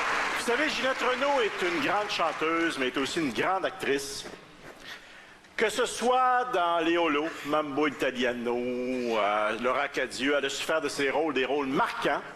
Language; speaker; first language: French; native; French